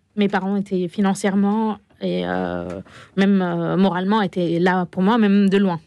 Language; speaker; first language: French; non-native, fluent; Arabic